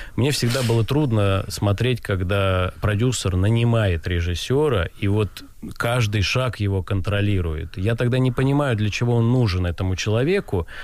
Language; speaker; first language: Russian; native; Russian